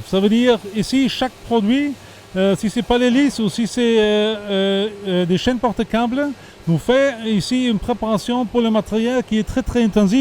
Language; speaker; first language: French; non-native, fluent; German